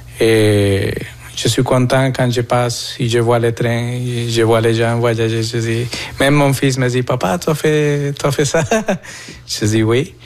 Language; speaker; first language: French; non-native, fluent; Spanish